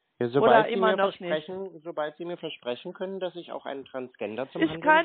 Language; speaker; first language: German; native; German